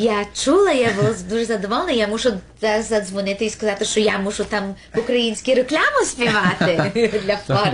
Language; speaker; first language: Ukrainian; early bilingual, heritage; Ukrainian